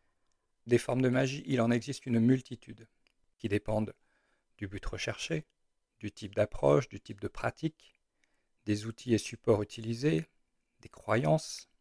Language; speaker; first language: French; native; French